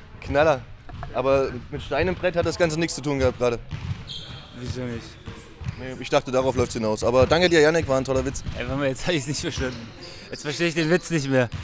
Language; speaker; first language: German; native; German